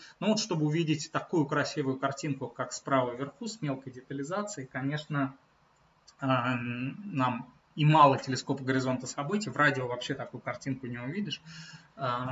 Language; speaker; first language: Russian; native; Russian